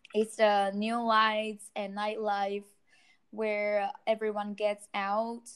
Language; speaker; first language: English; non-native, fluent; Chinese